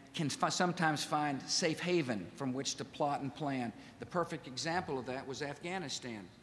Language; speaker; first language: English; native; English